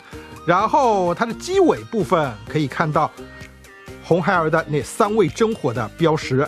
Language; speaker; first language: Chinese; native; Chinese